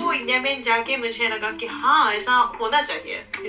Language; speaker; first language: Hindi; non-native, fluent; Japanese